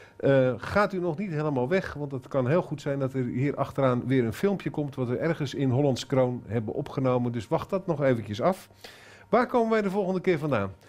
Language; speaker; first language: Dutch; native; Dutch